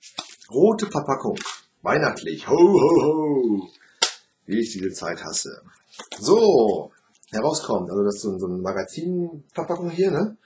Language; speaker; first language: German; native; German